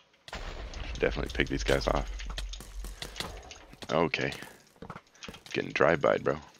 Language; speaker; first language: English; native; English